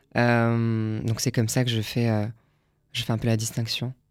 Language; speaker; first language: French; native; French